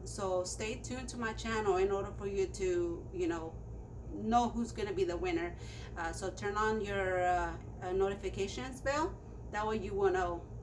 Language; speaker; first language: English; non-native, fluent; Spanish